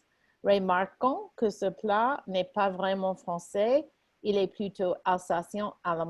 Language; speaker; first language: French; non-native, fluent; English